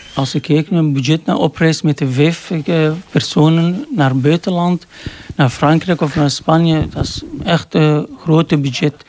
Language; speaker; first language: Dutch; non-native, learner; Arabic